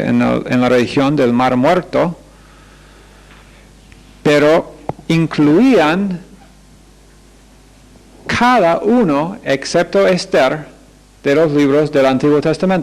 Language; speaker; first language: Spanish; non-native, fluent; English